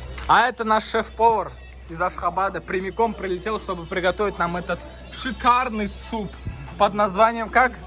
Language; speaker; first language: Russian; non-native, fluent; Turkmen